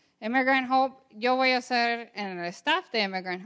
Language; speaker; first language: Spanish; early bilingual, heritage; English